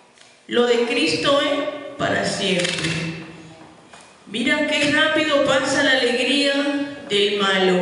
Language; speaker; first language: Spanish; native; Spanish